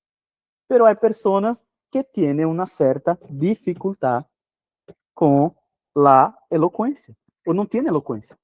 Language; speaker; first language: Spanish; non-native, fluent; Portuguese